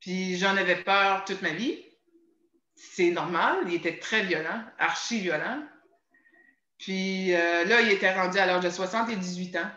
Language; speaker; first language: French; native; French